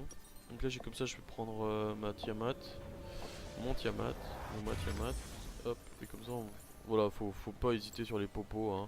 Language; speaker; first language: French; native; French